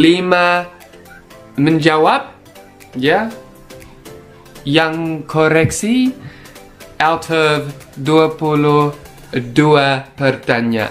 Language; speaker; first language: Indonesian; non-native, learner; English